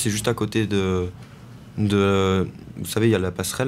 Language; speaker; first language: French; native; French